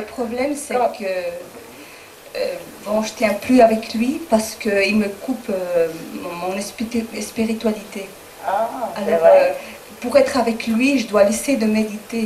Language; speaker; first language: French; non-native, fluent; Spanish